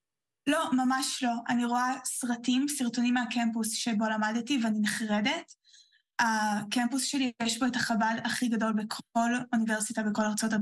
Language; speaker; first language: Hebrew; early bilingual, heritage; Hebrew